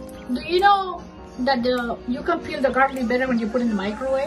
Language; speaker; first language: English; non-native, learner; Spanish